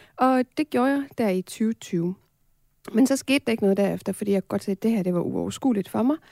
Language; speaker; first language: Danish; early bilingual, other home language; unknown